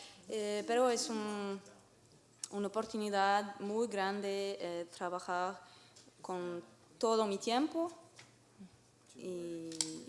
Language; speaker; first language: Spanish; non-native, learner; French